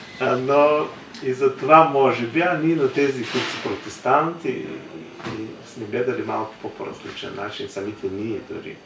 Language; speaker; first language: Bulgarian; early bilingual, heritage; Bulgarian